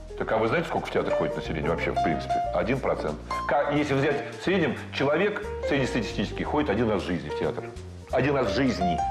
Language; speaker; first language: Russian; native; Russian